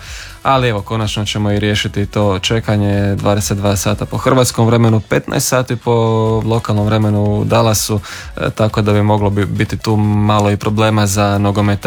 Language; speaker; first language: Serbian; native; Serbian